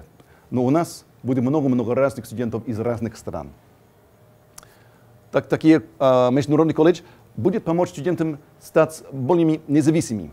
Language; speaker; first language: Russian; non-native, fluent; English